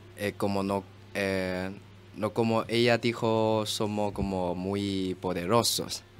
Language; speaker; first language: Spanish; non-native, learner; Chinese